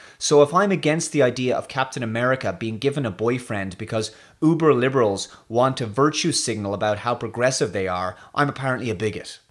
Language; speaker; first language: English; native; English